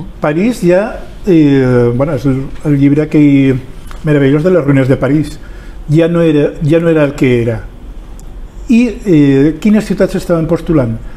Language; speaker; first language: Catalan; non-native, local second language; Spanish